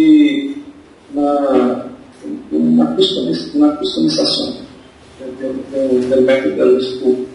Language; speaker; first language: Spanish; non-native, fluent; Portuguese